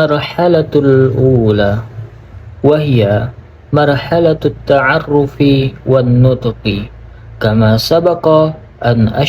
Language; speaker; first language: Arabic; non-native, learner; Indonesian